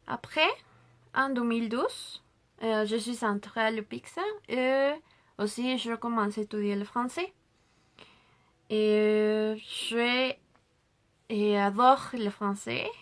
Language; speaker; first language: French; non-native, learner; Spanish